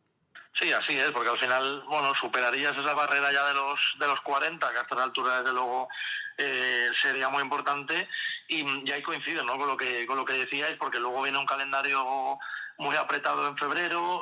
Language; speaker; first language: Spanish; native; Spanish